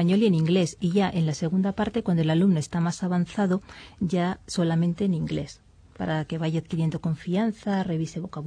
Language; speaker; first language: Spanish; native; Spanish